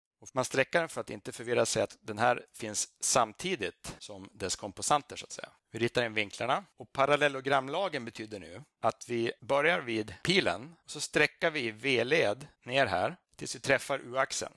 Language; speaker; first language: Swedish; native; Swedish